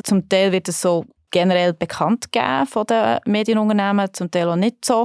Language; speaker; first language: German; native; German